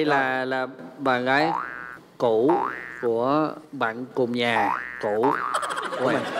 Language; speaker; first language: Vietnamese; non-native, fluent; English